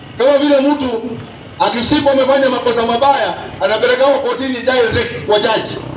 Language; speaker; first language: Swahili; non-native, local second language; Kikuyu